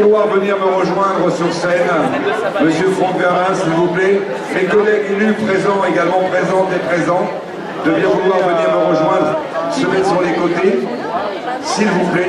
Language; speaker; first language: French; native; French